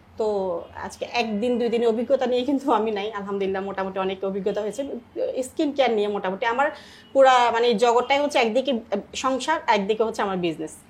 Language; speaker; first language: Bangla; native; Bangla